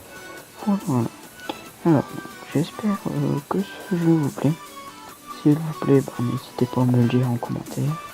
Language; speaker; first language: French; native; French